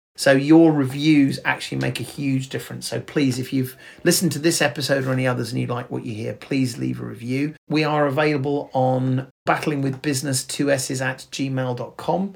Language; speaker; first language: English; native; English